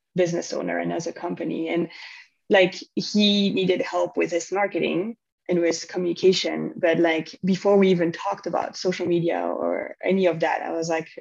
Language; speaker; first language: English; non-native, fluent; French